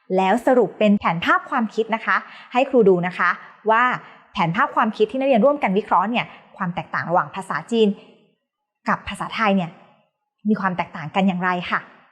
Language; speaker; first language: Thai; native; Thai